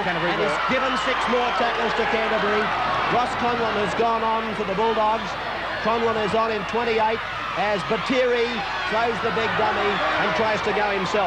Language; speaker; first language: English; native; English